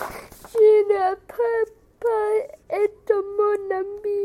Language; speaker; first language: French; non-native, learner; English